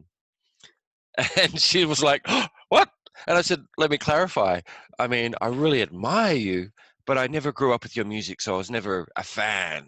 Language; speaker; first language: English; native; English